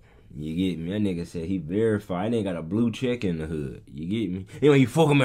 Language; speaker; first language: English; native; English